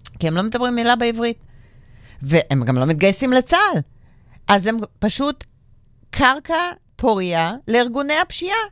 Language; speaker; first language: Hebrew; non-native, fluent; Russian